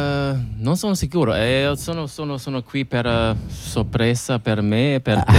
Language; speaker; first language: Italian; non-native, learner; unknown